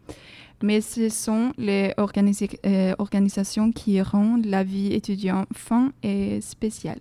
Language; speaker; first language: French; non-native, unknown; Swedish